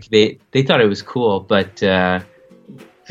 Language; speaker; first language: English; native; English